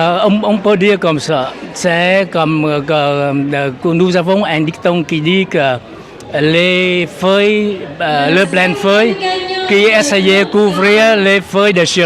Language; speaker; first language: French; non-native, fluent; Vietnamese